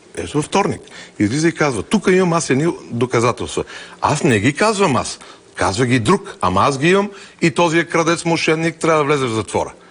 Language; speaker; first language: Bulgarian; native; Bulgarian